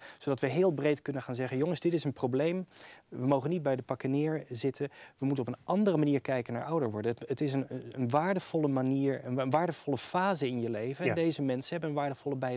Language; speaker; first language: Dutch; native; Dutch